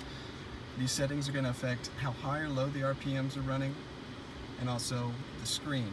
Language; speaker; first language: English; native; English